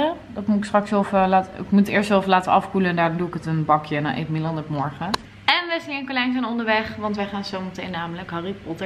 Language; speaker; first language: Dutch; native; Dutch